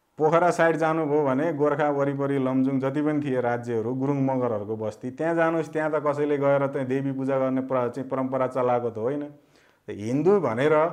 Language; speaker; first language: Nepali; native; Nepali